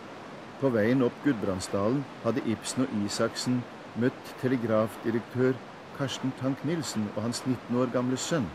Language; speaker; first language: Norwegian; native; Norwegian